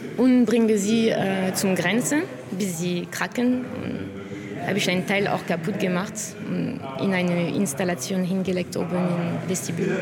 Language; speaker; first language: German; non-native, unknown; French